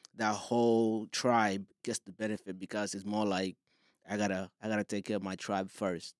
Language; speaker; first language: English; non-native, fluent; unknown